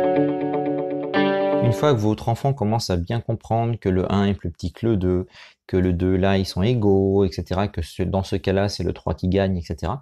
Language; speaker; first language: French; native; French